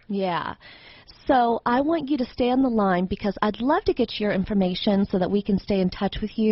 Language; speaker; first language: English; native; English